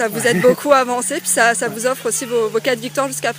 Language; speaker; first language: French; native; French